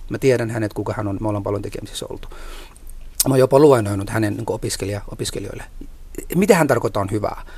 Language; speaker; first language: Finnish; non-native, fluent; Somali